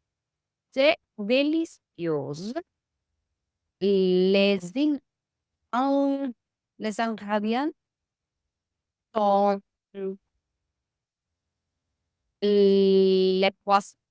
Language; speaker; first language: French; non-native, learner; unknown